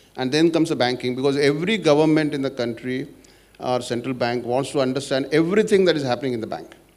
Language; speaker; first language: English; non-native, local second language; Marathi